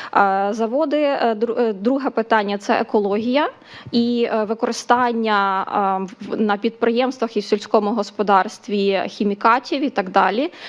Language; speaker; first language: Ukrainian; native; Ukrainian